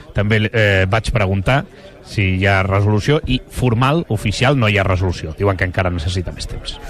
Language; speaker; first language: Catalan; native; Catalan